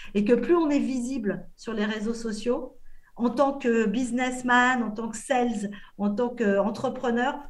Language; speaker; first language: French; native; French